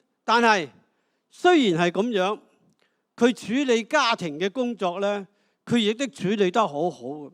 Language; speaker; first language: Cantonese; native; Cantonese